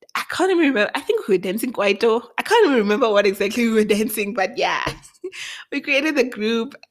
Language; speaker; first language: English; non-native, local second language; Venda